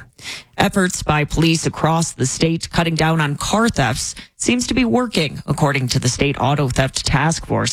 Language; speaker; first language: English; native; English